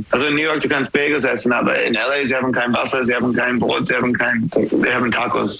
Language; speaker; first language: German; non-native, fluent; English